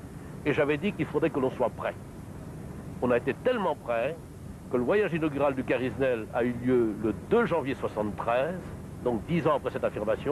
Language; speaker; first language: French; native; French